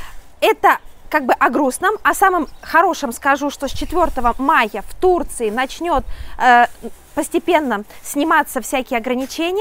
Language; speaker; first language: Russian; native; Russian